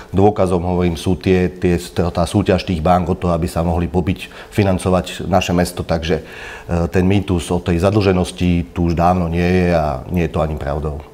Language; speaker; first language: Slovak; native; Slovak